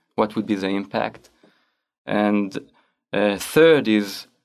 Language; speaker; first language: English; non-native, fluent; Hebrew